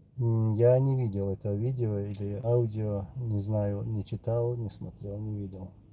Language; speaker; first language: Russian; non-native, local second language; Chechen